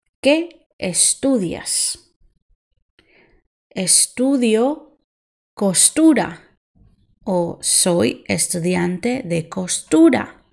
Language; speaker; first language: Spanish; non-native, fluent; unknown